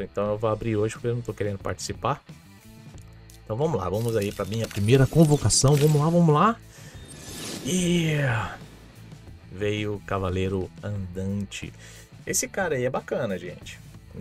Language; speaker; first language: Portuguese; native; Portuguese